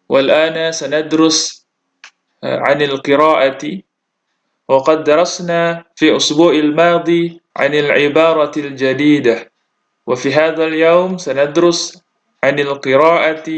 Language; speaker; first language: Arabic; non-native, fluent; Indonesian